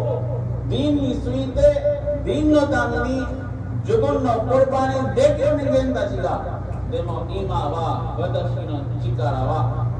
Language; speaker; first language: Japanese; non-native, learner; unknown